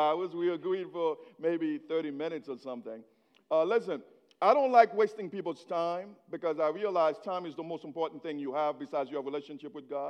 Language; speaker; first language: English; non-native, fluent; Haitian Creole